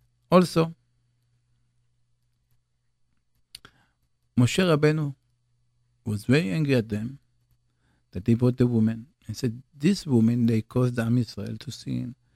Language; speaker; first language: English; non-native, fluent; Hebrew